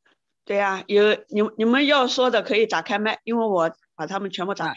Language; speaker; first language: Chinese; native; Chinese